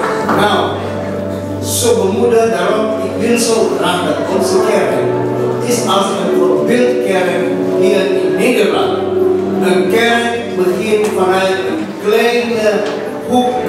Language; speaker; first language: Dutch; non-native, fluent; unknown